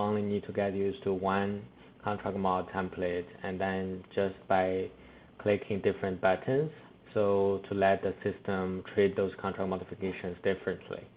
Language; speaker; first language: English; non-native, fluent; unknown